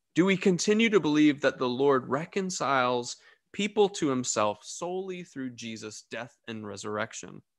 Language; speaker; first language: English; native; English